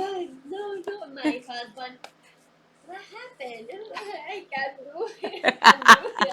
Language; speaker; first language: English; non-native, learner; Spanish